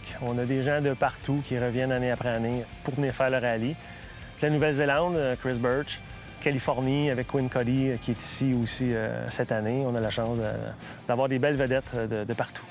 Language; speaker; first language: French; native; French